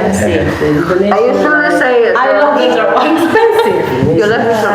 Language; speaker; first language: English; non-native, learner; Indonesian